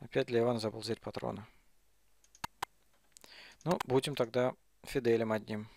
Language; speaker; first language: Russian; native; Russian